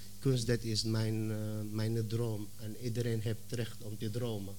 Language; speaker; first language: Dutch; non-native, learner; Arabic